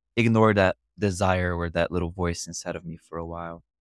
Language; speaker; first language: English; non-native, fluent; Portuguese